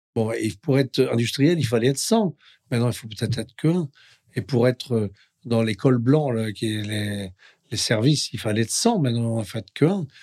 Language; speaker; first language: French; native; French